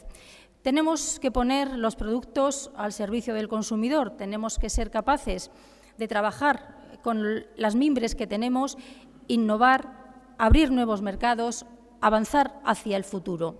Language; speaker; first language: Spanish; native; Spanish